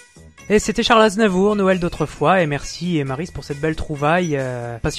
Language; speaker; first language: French; native; French